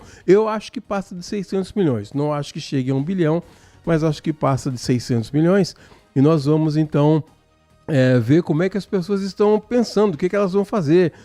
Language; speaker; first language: Portuguese; native; Portuguese